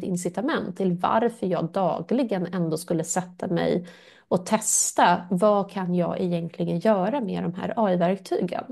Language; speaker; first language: Swedish; native; Swedish